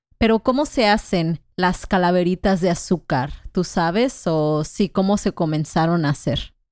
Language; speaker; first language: Spanish; native; Spanish